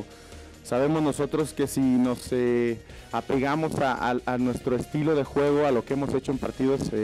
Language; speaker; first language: Spanish; native; Spanish